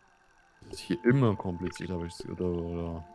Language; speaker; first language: German; native; German